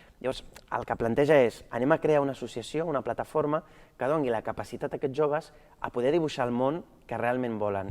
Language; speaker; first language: Catalan; early bilingual, other home language; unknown